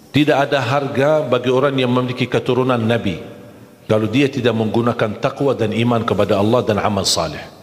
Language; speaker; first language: Malay; non-native, fluent; Arabic